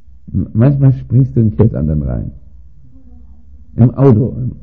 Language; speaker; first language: German; native; German